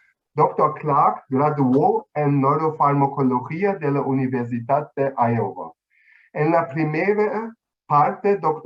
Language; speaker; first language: Spanish; non-native, fluent; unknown